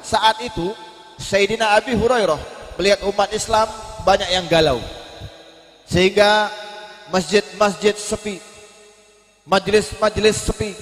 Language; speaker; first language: Indonesian; native; Indonesian